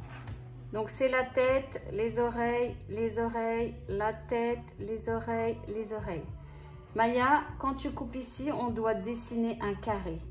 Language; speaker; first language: French; native; French